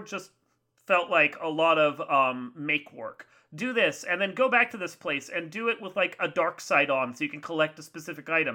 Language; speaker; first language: English; native; English